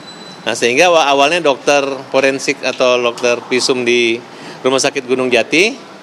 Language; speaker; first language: Indonesian; native; Indonesian